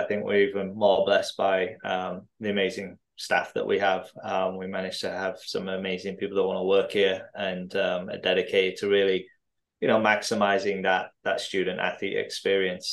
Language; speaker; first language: English; native; English